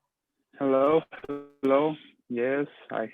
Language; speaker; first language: English; non-native, learner; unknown